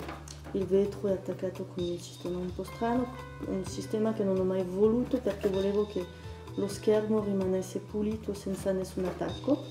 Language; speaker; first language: Italian; non-native, fluent; French